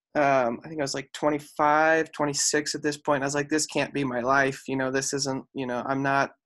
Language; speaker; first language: English; native; English